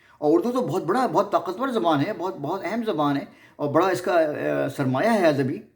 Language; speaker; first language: Urdu; native; Urdu